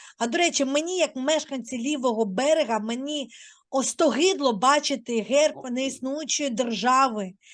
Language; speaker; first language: Ukrainian; native; Ukrainian